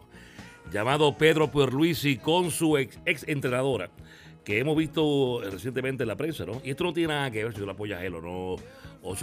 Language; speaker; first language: Spanish; native; Spanish